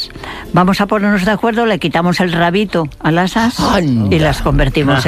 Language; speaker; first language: Spanish; native; Spanish